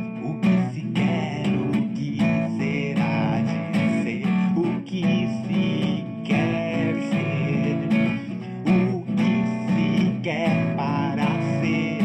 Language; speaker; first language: Portuguese; native; Portuguese